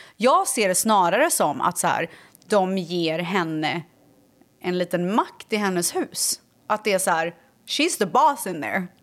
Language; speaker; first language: Swedish; native; Swedish